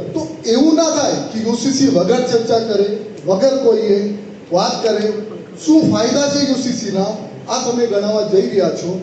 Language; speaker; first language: Gujarati; non-native, local second language; Marwari